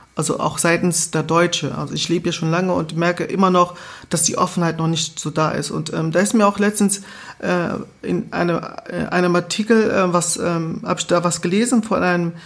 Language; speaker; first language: German; early bilingual, other home language; Portuguese